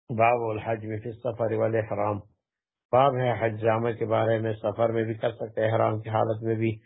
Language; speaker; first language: Urdu; non-native, local second language; Pashto